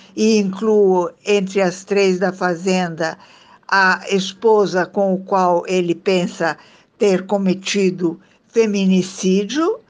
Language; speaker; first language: Portuguese; non-native, fluent; Italian